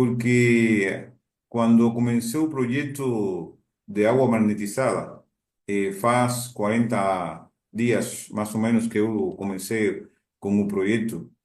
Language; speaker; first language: Portuguese; non-native, learner; Spanish